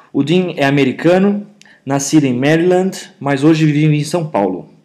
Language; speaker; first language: Portuguese; native; Portuguese